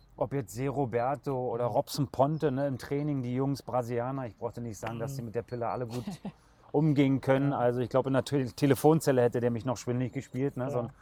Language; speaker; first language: German; native; German